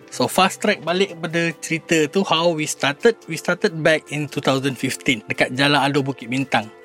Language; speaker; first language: Malay; native; Malay